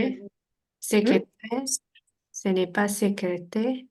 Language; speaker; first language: French; non-native, learner; Vietnamese